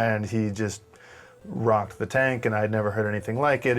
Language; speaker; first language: English; native; English